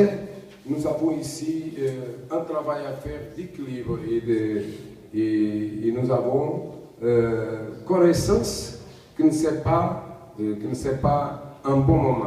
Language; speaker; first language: French; non-native, learner; Portuguese